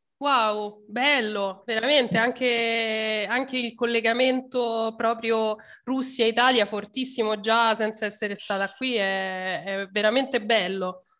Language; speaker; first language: Italian; native; Italian